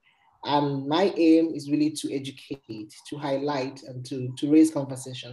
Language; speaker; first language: English; non-native, local second language; Igbo